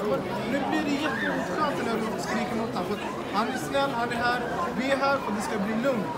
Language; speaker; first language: Swedish; non-native, fluent; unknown